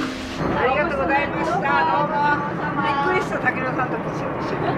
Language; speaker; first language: Japanese; native; Japanese